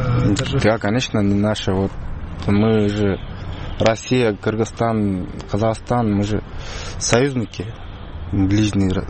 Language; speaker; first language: Russian; non-native, learner; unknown